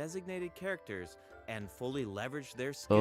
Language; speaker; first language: English; native; English